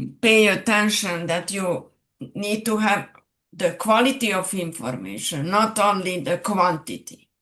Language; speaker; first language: English; non-native, fluent; Serbian